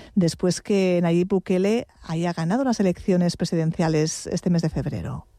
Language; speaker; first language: Spanish; non-native, local second language; Catalan